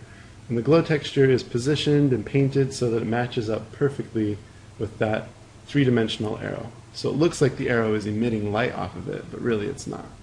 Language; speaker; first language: English; native; English